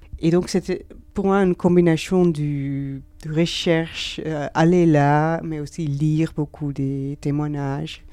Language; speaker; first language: French; non-native, learner; Dutch